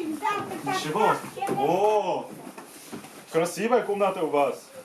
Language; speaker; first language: Russian; non-native, fluent; Korean